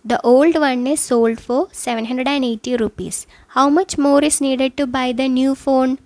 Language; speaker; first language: English; non-native, local second language; Malayalam